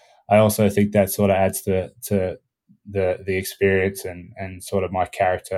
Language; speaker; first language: English; native; English